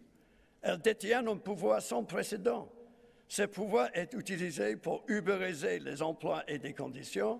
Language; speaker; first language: French; non-native, fluent; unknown